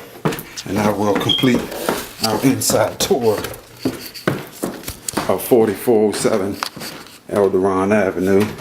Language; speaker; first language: English; native; English